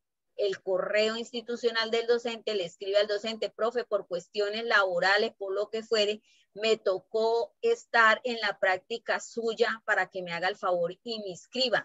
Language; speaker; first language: Spanish; native; Spanish